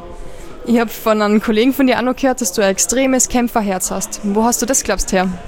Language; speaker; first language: German; native; German